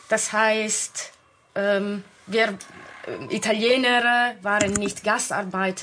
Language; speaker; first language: German; non-native, fluent; Italian